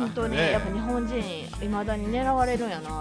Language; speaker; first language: Japanese; native; Japanese